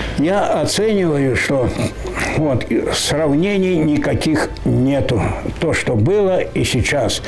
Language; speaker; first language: Russian; native; Russian